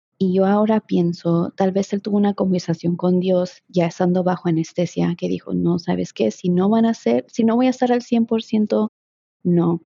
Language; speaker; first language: Spanish; early bilingual, heritage; Spanish